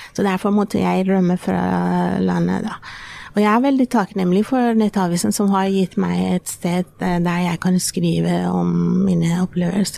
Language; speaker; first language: Norwegian; non-native, fluent; Persian